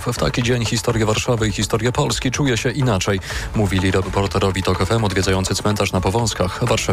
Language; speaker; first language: Polish; native; Polish